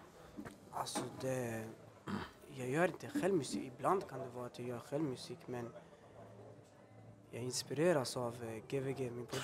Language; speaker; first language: Swedish; early bilingual, other home language; Albanian